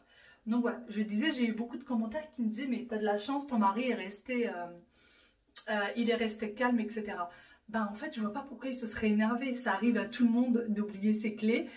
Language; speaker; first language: French; native; French